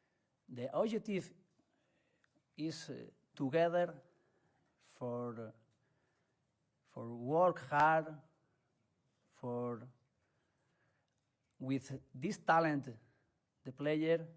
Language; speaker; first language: English; non-native, learner; Spanish